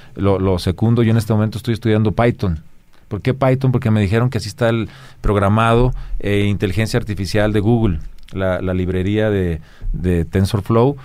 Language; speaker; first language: Spanish; native; Spanish